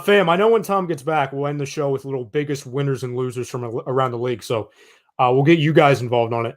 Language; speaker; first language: English; native; English